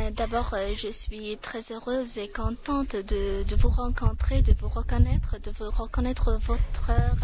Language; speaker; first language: French; non-native, local second language; Arabic